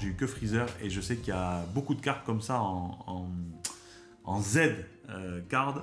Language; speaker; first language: French; native; French